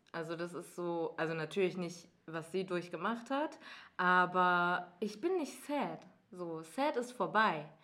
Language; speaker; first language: German; early bilingual, other home language; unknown